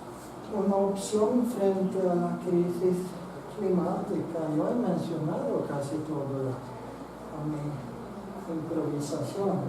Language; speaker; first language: Spanish; non-native, fluent; Swedish